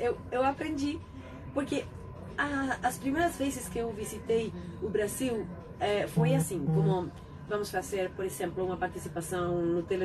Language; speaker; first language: Portuguese; non-native, fluent; Spanish